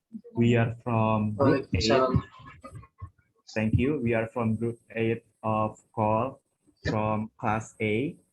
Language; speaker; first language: English; non-native, fluent; Indonesian